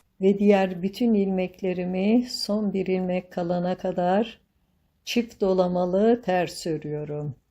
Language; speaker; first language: Turkish; native; Turkish